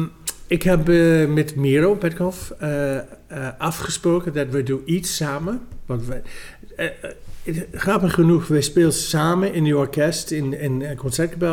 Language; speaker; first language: Dutch; non-native, fluent; English